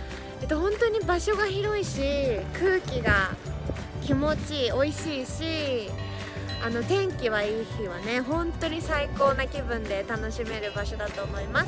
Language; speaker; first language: Japanese; native; Japanese